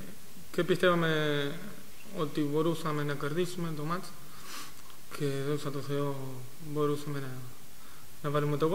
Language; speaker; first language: Greek; non-native, fluent; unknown